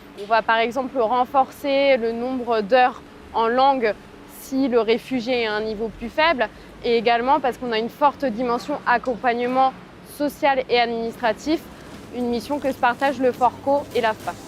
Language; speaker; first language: French; native; French